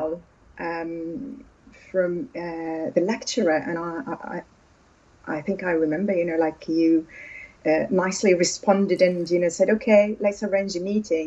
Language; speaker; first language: English; non-native, fluent; Arabic